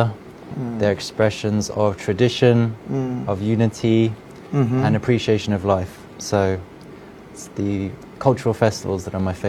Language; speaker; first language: English; non-native, fluent; French